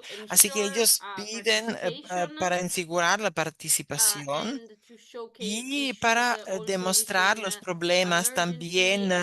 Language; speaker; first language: Spanish; non-native, fluent; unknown